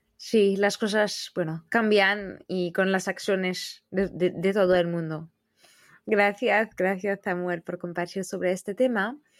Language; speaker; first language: Spanish; non-native, fluent; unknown